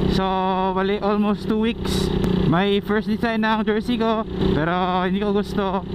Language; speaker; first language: Filipino; non-native, local second language; Cebuano